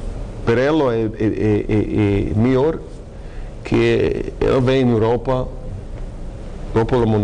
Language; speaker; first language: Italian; non-native, fluent; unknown